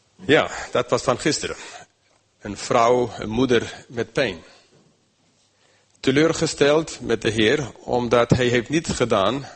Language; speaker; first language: Dutch; non-native, fluent; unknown